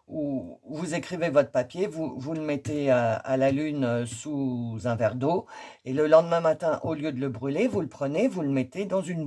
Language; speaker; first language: French; native; French